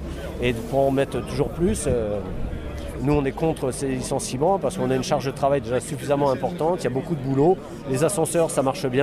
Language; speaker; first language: French; native; French